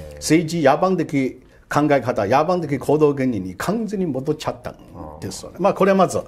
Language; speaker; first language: Japanese; non-native, fluent; Chinese